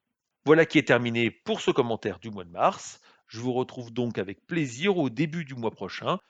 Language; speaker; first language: French; native; French